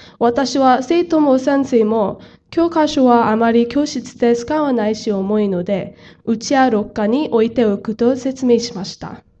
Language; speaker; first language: Japanese; non-native, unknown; Korean